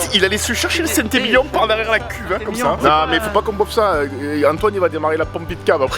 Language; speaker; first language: French; native; French